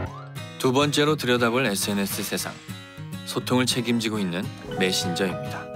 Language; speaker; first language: Korean; native; Korean